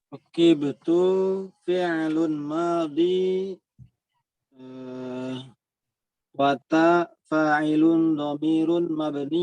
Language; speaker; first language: Arabic; non-native, learner; Indonesian